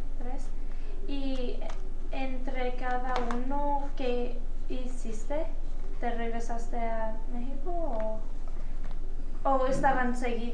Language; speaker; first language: Spanish; early bilingual, heritage; Spanish